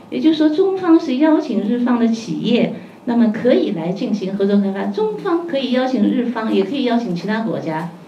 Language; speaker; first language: Chinese; native; Chinese